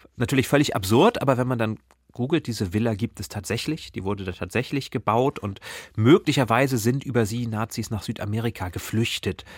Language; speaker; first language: German; native; German